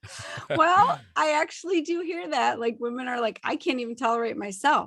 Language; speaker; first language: English; native; English